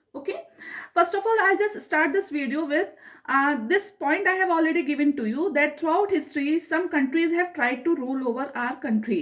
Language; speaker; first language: English; non-native, local second language; Hindi